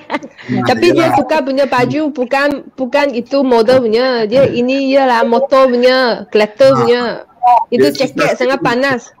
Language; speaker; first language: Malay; non-native, local second language; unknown